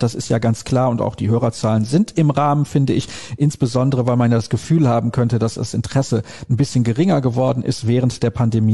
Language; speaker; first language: German; native; German